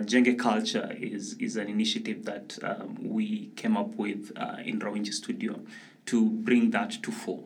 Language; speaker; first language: English; non-native, local second language; Luo (Kenya and Tanzania)